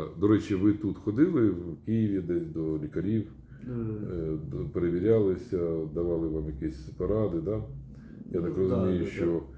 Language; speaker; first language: Ukrainian; native; Ukrainian